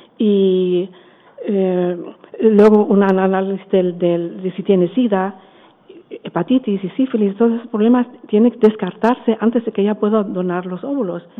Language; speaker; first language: Spanish; non-native, fluent; German